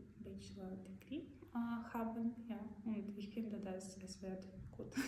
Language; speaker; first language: German; non-native, learner; Ukrainian